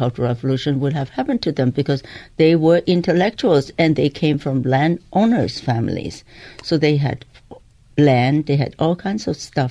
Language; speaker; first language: English; non-native, local second language; Cantonese